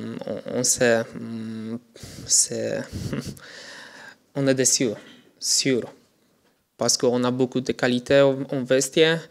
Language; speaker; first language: French; non-native, learner; Polish